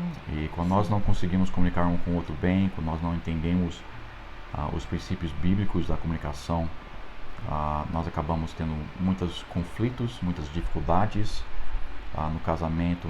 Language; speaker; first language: Portuguese; non-native, fluent; English